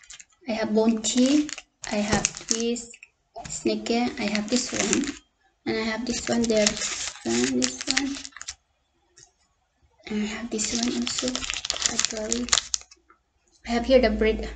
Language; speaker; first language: English; non-native, local second language; Cebuano